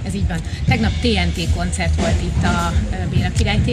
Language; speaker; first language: Hungarian; native; Hungarian